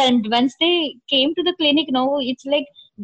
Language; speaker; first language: English; non-native, local second language; Marathi